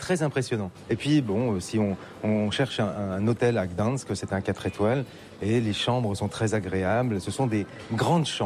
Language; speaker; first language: French; native; French